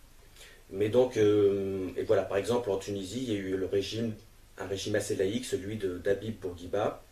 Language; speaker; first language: French; native; French